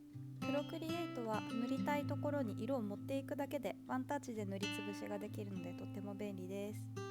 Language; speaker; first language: Japanese; native; Japanese